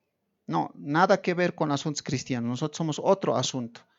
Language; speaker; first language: Spanish; native; Spanish